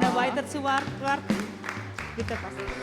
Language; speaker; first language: German; non-native, fluent; Indonesian